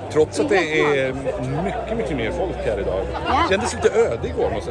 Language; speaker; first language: Swedish; native; Swedish